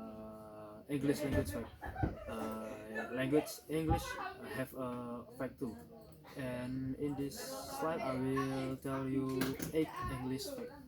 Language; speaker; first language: English; non-native, learner; Indonesian